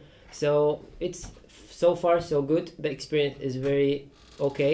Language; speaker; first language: English; non-native, fluent; Persian